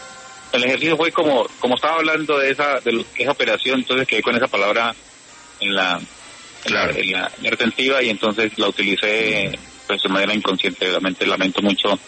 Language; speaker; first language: Spanish; native; Spanish